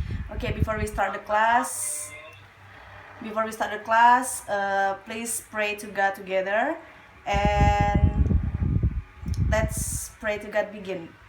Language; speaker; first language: English; non-native, learner; Indonesian